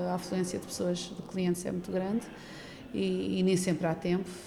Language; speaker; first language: Portuguese; native; Portuguese